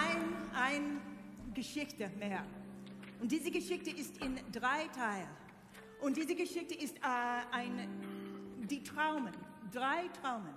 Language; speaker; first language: German; non-native, learner; English